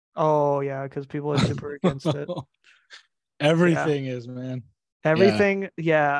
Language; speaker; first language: English; native; English